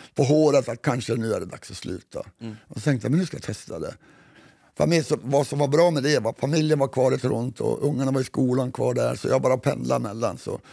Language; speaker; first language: Swedish; native; Swedish